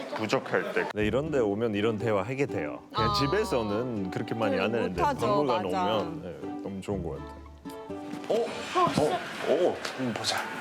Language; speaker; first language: Korean; non-native, fluent; English